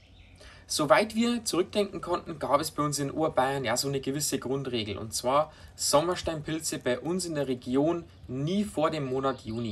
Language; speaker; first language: German; native; German